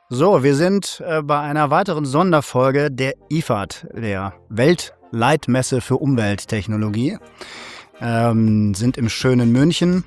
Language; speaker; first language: German; native; German